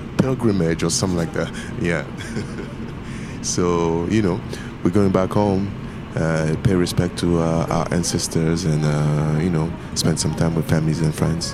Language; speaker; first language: English; non-native, fluent; Lingala